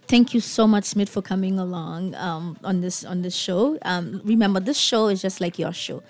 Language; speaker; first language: English; non-native, fluent; Haitian Creole